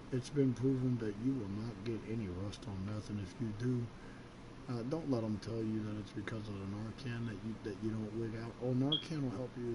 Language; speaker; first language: English; native; English